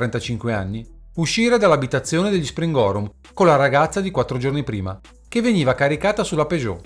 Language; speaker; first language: Italian; native; Italian